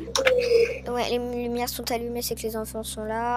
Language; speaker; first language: French; native; French